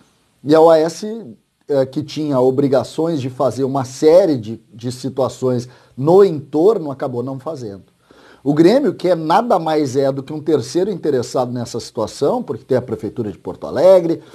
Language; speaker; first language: Portuguese; native; Portuguese